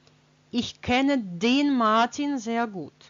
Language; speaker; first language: German; non-native, fluent; Russian